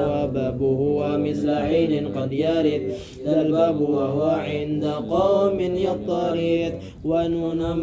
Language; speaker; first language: Arabic; non-native, learner; Banjar